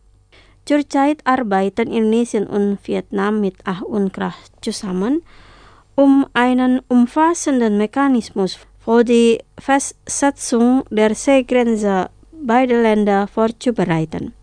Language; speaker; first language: German; non-native, fluent; Indonesian